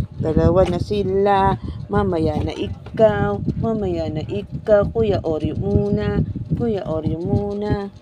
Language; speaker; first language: Filipino; non-native, local second language; Cebuano